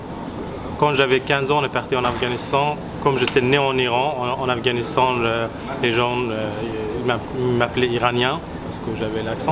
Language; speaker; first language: French; non-native, fluent; Persian